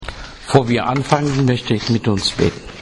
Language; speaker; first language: German; non-native, learner; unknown